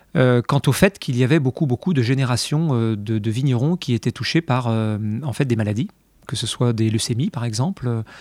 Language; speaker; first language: French; native; French